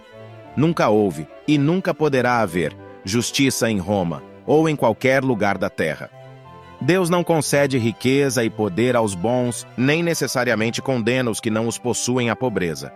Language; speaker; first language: Portuguese; native; Portuguese